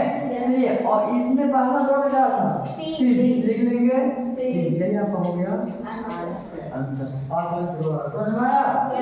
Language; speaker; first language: Hindi; native; Hindi